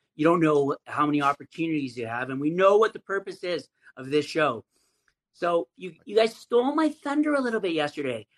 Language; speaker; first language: English; native; English